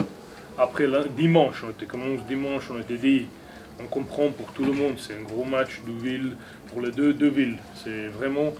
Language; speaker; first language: French; non-native, learner; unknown